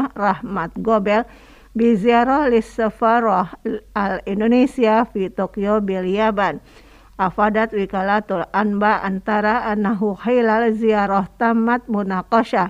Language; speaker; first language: Arabic; non-native, fluent; Indonesian